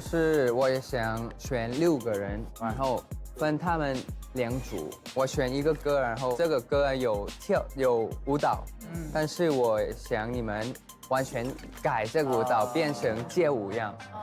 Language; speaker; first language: Chinese; non-native, learner; Thai